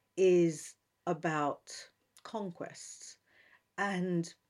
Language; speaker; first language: English; non-native, fluent; Hebrew